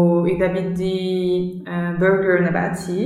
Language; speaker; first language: Arabic; non-native, learner; German